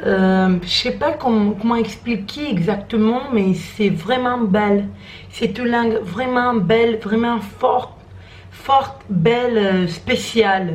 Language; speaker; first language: French; non-native, learner; Croatian